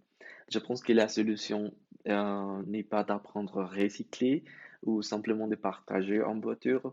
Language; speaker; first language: French; non-native, learner; Spanish